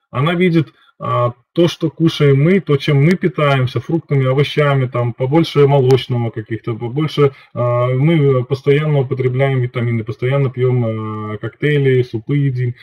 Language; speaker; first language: Russian; native; Russian